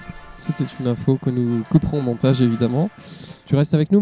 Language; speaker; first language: French; native; French